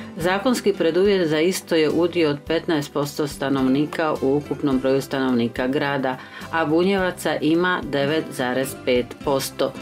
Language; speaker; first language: Croatian; early bilingual, heritage; Croatian